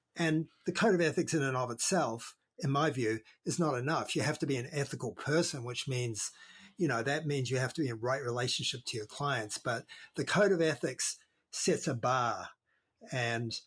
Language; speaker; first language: English; native; English